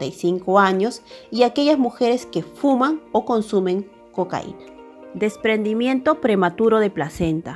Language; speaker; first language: Spanish; native; Spanish